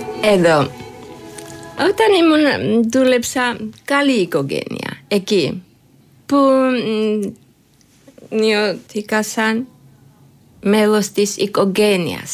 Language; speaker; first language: Greek; non-native, learner; Georgian